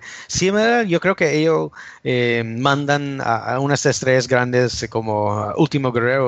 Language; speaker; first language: Spanish; early bilingual, heritage; English